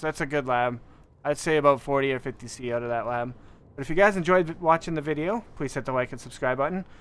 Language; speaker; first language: English; native; English